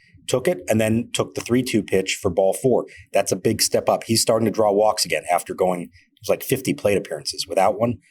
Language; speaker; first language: English; native; English